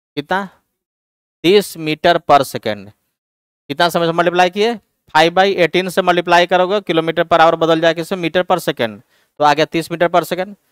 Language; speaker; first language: Hindi; native; Hindi